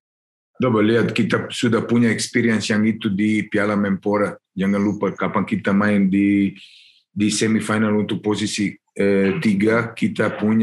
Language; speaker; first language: Indonesian; non-native, learner; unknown